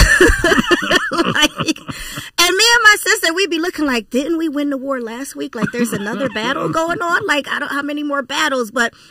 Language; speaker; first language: English; native; English